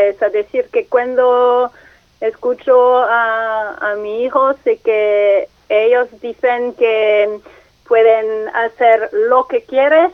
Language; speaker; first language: Spanish; non-native, learner; French